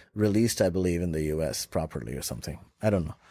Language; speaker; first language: English; non-native, local second language; Urdu